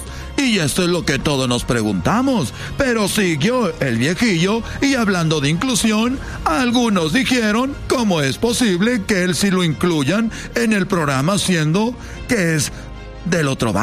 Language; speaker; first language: Spanish; native; Spanish